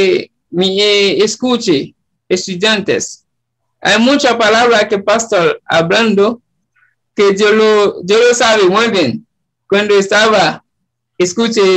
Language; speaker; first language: Spanish; non-native, learner; Haitian Creole